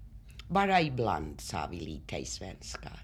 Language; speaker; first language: Swedish; early bilingual, heritage; Swedish